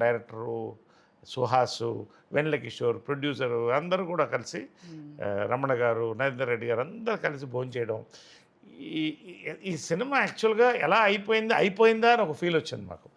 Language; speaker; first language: Telugu; native; Telugu